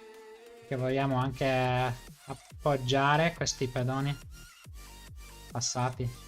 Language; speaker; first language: Italian; non-native, fluent; English